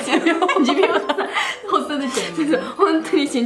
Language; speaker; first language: Japanese; native; Japanese